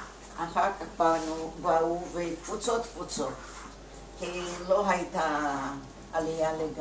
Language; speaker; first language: Hebrew; non-native, fluent; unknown